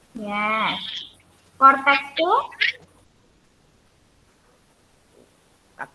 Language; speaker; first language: English; non-native, learner; Indonesian